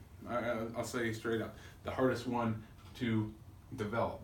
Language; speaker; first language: English; native; English